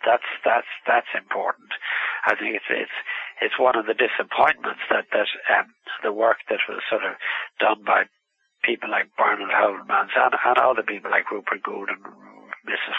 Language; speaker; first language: English; native; English